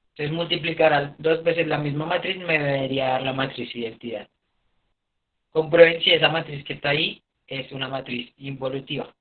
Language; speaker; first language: Spanish; native; Spanish